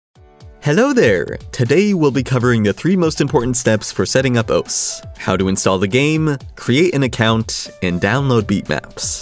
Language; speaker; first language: English; native; English